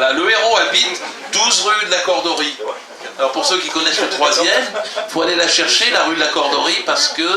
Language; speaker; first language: French; native; French